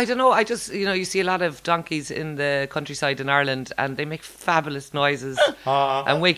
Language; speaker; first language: English; native; English